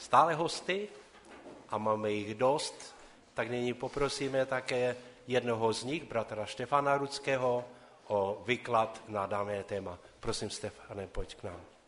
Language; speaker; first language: Czech; non-native, local second language; Polish